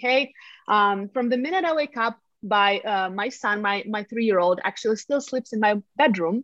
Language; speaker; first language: English; non-native, fluent; Latvian